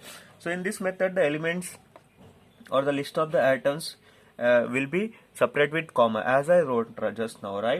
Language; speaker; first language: English; non-native, local second language; Telugu